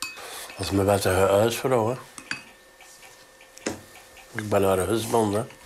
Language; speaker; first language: Dutch; native; Dutch